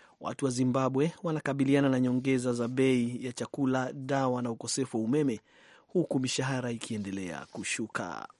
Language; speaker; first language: Swahili; native; Swahili